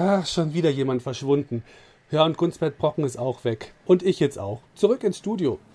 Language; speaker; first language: German; native; German